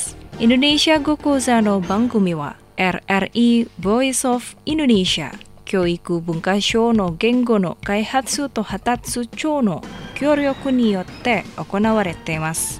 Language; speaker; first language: Japanese; non-native, fluent; Indonesian